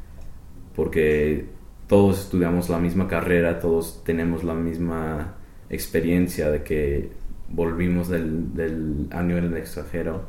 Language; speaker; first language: Spanish; non-native, fluent; English